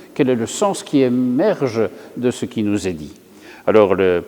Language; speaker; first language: French; native; French